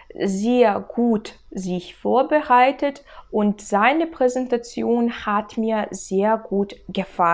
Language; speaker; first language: German; non-native, learner; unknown